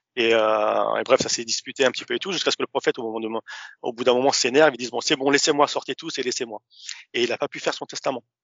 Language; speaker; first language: French; early bilingual, other home language; Arabic